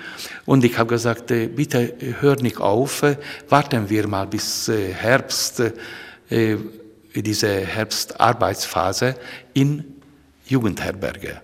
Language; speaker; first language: German; non-native, fluent; Hungarian